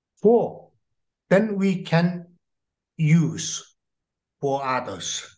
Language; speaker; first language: English; non-native, learner; Korean